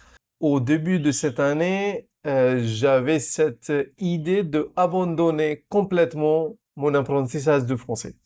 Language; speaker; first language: French; non-native, fluent; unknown